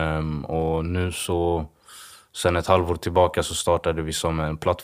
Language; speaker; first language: Swedish; early bilingual, other home language; Swahili